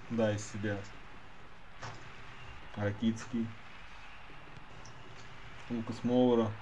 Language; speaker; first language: Russian; native; Russian